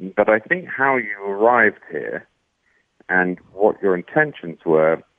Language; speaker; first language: English; native; English